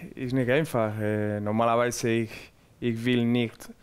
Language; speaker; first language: German; non-native, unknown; Spanish